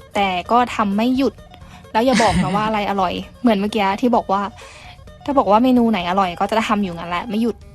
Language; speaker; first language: Thai; native; Thai